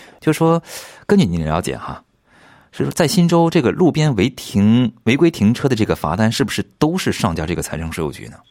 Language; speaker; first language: Chinese; native; Chinese